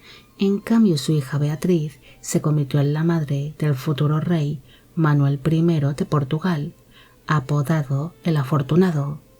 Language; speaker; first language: Spanish; native; Spanish